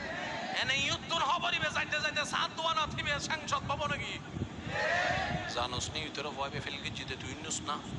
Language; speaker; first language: Bangla; non-native, local second language; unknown